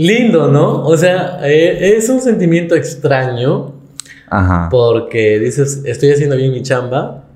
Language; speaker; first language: Spanish; native; Spanish